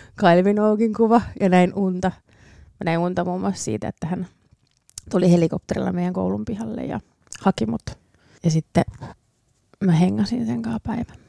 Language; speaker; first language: Finnish; early bilingual, other home language; English